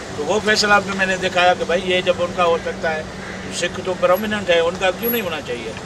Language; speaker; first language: Urdu; non-native, local second language; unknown